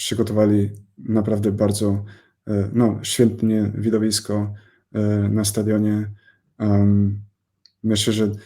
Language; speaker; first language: Polish; non-native, fluent; English